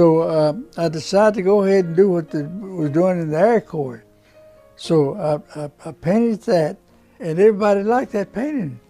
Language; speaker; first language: English; non-native, local second language; Spanish